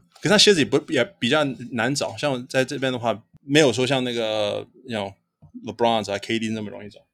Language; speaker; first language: Chinese; early bilingual, heritage; Chinese